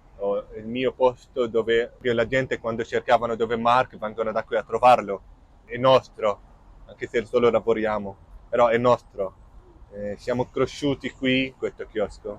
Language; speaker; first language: Italian; non-native, fluent; Arabic